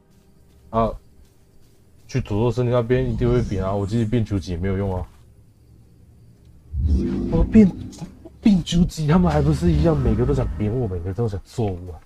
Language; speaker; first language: Chinese; native; Chinese